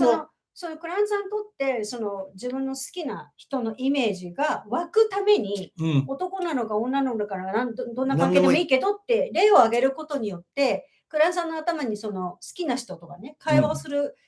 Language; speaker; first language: Japanese; native; Japanese